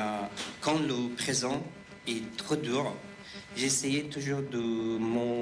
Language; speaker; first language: French; non-native, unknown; Persian